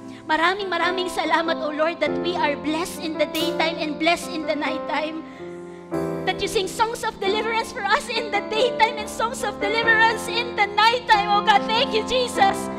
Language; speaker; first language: English; non-native, local second language; Filipino